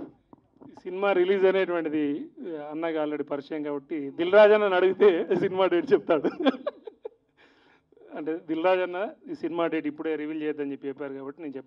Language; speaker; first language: Telugu; native; Telugu